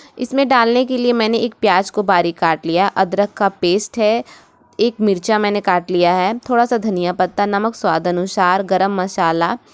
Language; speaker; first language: Hindi; native; Hindi